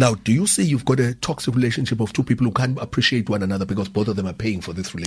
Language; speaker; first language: English; non-native, local second language; Zulu